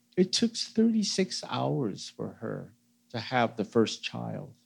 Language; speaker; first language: English; native; English